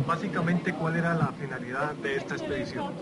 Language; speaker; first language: Spanish; native; Spanish